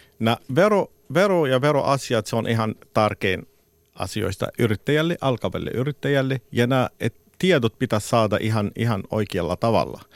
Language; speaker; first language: Finnish; non-native, fluent; Arabic